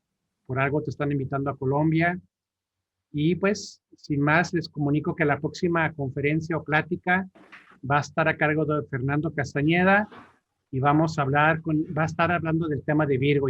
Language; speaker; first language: Spanish; native; Spanish